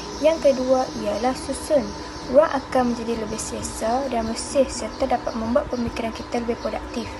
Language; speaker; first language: Malay; native; Malay